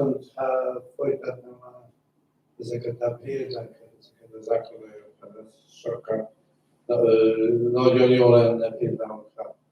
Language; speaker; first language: Hungarian; non-native, fluent; Polish